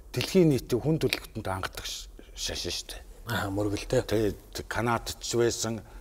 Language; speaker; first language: Mongolian; native; Mongolian